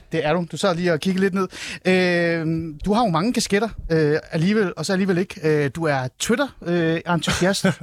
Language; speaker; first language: Danish; early bilingual, other home language; Persian